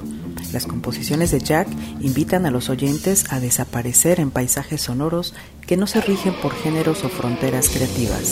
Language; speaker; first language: Spanish; native; Spanish